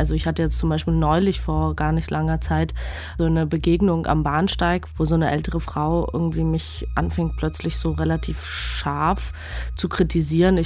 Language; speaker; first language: German; non-native, fluent; Georgian